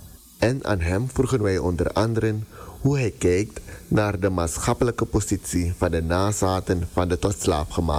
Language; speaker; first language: Dutch; native; Dutch